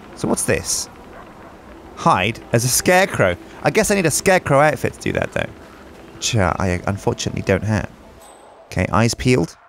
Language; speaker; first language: English; native; English